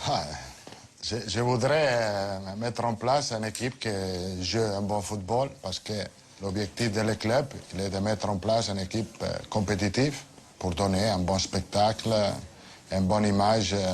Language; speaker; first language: French; non-native, fluent; Italian